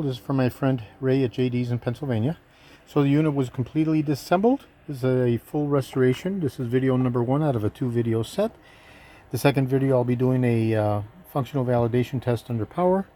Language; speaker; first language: English; native; English